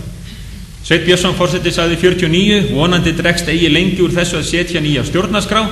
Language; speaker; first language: Icelandic; native; Icelandic